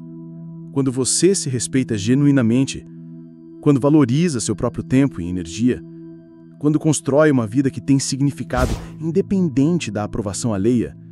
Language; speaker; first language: Portuguese; native; Portuguese